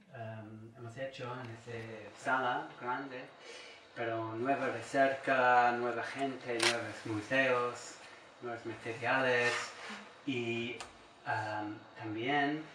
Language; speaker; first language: Spanish; non-native, learner; English